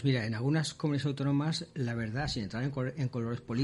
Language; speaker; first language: Spanish; native; Spanish